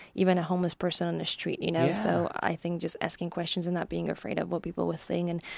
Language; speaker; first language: English; early bilingual, other home language; Polish